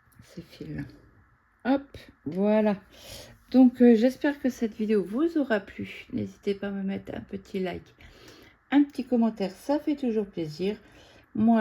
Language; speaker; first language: French; native; French